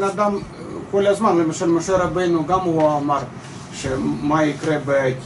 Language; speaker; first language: Hebrew; non-native, fluent; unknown